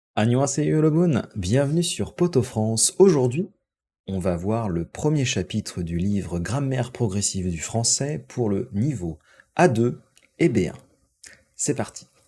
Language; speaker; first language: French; native; French